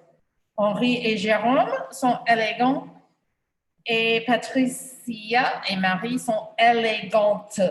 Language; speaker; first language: French; non-native, fluent; English